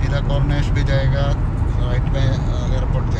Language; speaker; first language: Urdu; non-native, learner; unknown